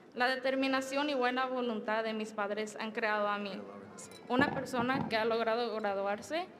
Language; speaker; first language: Spanish; early bilingual, other home language; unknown